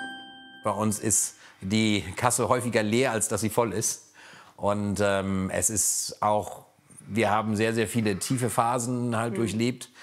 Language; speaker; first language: German; native; German